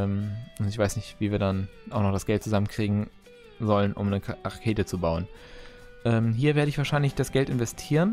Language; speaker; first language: German; native; German